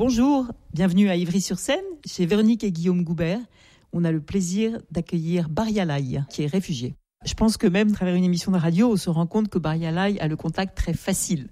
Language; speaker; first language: French; native; French